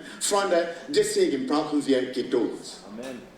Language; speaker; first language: German; non-native, fluent; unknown